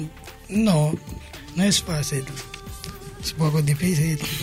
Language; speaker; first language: Spanish; non-native, learner; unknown